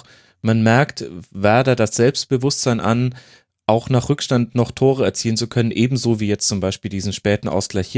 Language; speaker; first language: German; native; German